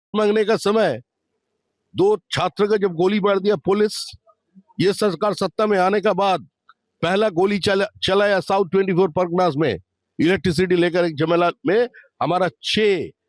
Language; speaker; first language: Hindi; non-native, local second language; Bangla